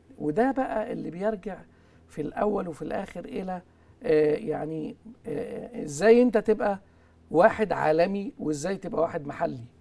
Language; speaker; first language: Arabic; native; Arabic